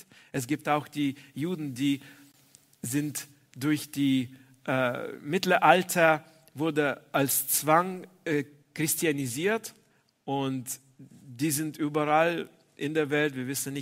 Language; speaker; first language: German; non-native, fluent; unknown